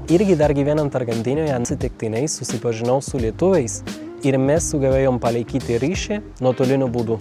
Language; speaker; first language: Lithuanian; non-native, fluent; Spanish